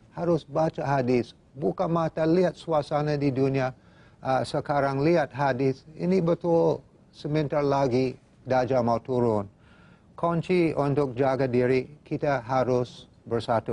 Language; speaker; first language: Indonesian; non-native, fluent; English